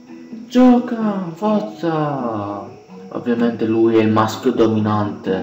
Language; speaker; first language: Italian; native; Italian